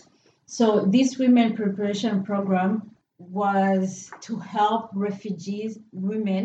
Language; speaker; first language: English; non-native, local second language; Kinyarwanda